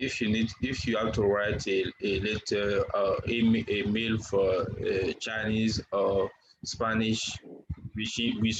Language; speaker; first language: English; non-native, learner; French